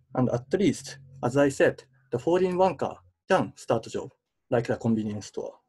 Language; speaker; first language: English; non-native, fluent; Japanese